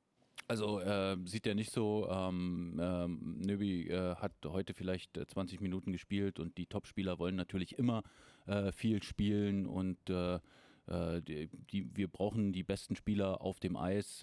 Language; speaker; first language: German; native; German